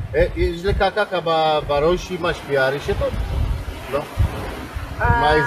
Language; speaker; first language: Hebrew; non-native, learner; Romanian